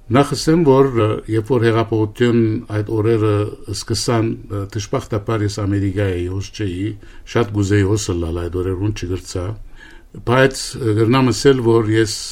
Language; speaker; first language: Armenian; early bilingual, heritage; Armenian